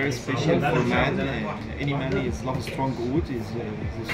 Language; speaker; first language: English; non-native, learner; Arabic